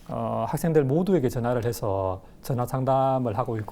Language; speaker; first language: Korean; native; Korean